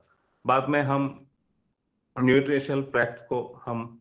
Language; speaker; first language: Hindi; non-native, local second language; Kannada